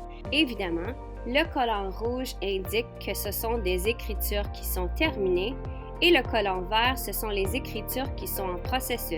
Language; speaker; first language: French; native; French